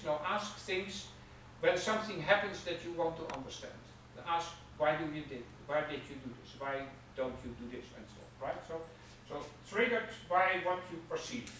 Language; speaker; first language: English; non-native, fluent; Dutch